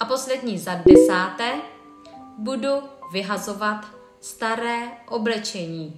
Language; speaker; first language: Czech; non-native, fluent; Vietnamese